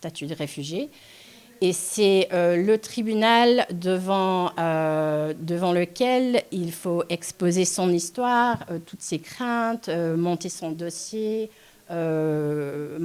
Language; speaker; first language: French; non-native, local second language; English